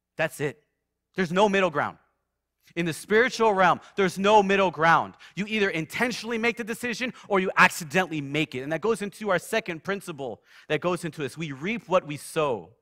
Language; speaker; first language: English; native; English